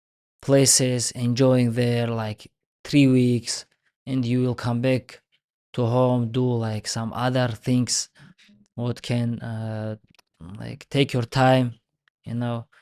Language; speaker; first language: English; non-native, learner; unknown